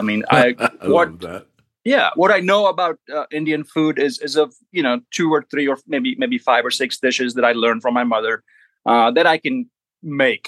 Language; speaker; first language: English; non-native, local second language; Gujarati